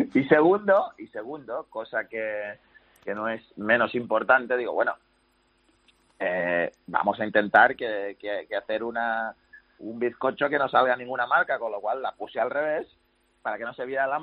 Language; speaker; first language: Spanish; native; Spanish